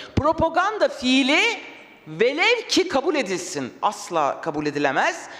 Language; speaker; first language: Turkish; non-native, local second language; Kurdish